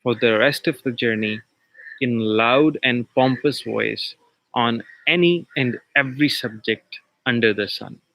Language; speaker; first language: English; non-native, local second language; Punjabi